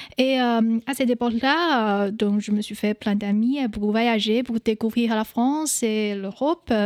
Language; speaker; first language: French; non-native, fluent; Chinese